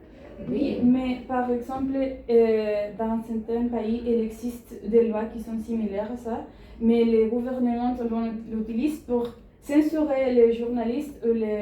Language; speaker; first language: French; non-native, learner; Spanish